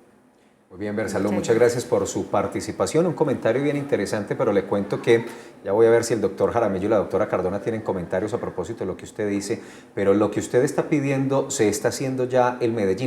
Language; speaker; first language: Spanish; native; Spanish